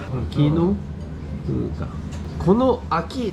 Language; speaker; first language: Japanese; non-native, fluent; Korean